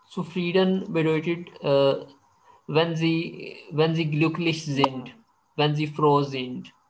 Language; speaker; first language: German; non-native, fluent; Urdu